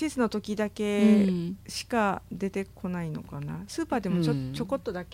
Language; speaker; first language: Japanese; native; Japanese